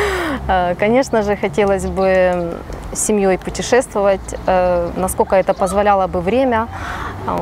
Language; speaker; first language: Russian; native; Russian